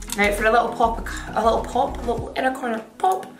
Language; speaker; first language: English; native; English